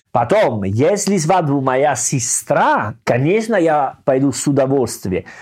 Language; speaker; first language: Russian; non-native, learner; Italian